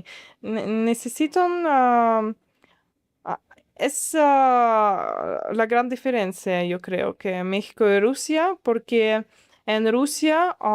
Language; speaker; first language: Spanish; non-native, learner; Russian